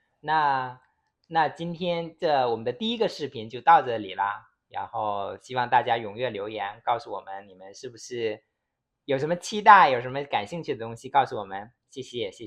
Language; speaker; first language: Chinese; native; Chinese